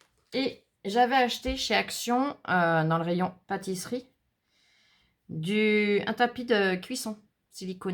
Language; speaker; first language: French; native; French